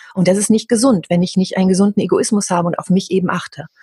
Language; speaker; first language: German; native; German